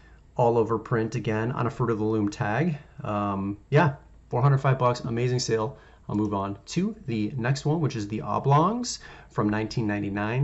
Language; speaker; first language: English; native; English